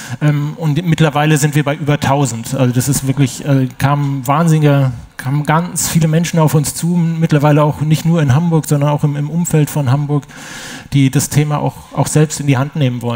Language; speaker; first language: German; native; German